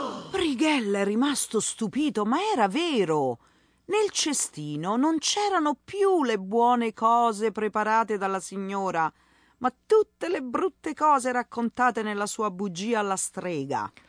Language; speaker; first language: Italian; native; Italian